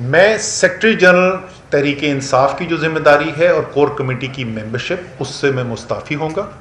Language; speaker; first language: Urdu; native; Urdu